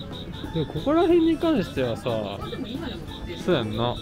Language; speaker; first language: Japanese; native; Japanese